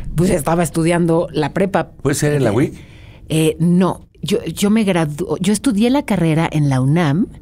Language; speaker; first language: Spanish; native; Spanish